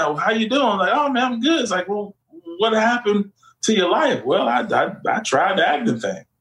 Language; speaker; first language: English; native; English